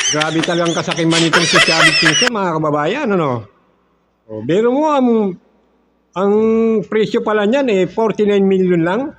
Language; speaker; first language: Filipino; native; Filipino